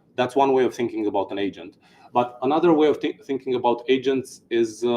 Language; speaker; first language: English; non-native, fluent; Romanian